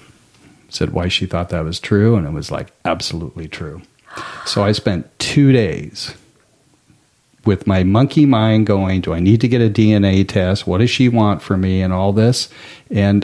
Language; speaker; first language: English; native; English